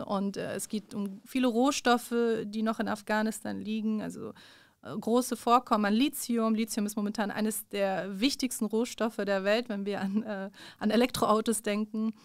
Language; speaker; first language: German; early bilingual, other home language; Persian